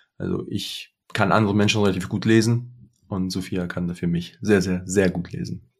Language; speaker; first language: German; early bilingual, other home language; Russian